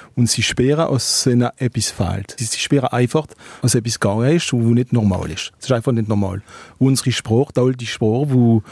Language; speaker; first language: German; non-native, local second language; Swiss German